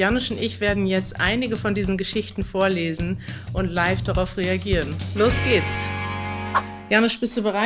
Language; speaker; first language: German; native; German